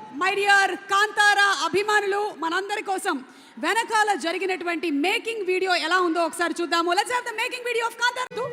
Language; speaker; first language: Telugu; native; Telugu